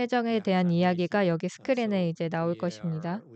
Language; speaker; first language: Korean; native; Korean